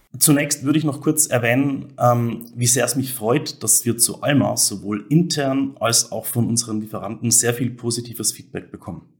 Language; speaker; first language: German; native; German